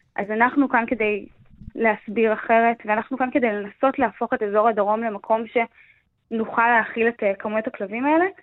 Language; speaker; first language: Hebrew; native; Hebrew